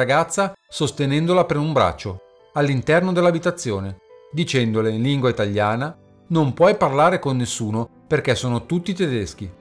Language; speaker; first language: Italian; native; Italian